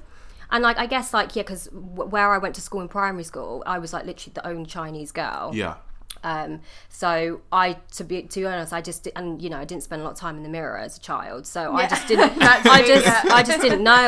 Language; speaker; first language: English; native; English